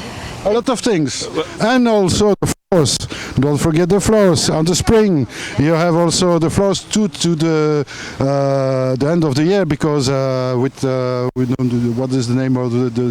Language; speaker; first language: English; non-native, fluent; French